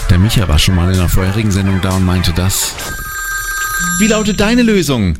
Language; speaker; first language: German; native; German